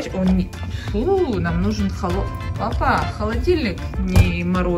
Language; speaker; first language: Russian; native; Russian